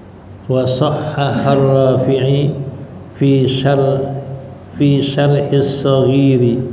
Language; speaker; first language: Arabic; non-native, fluent; Indonesian